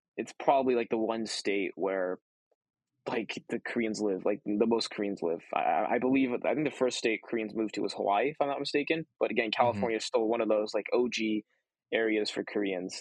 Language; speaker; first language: English; early bilingual, other home language; Korean